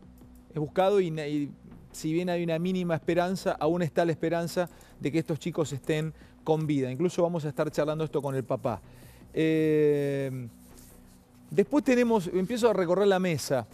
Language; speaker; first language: Spanish; native; Spanish